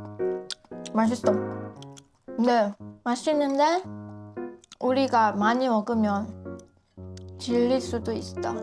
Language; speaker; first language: Korean; non-native, fluent; Lao